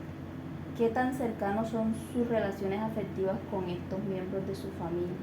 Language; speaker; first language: Spanish; native; Spanish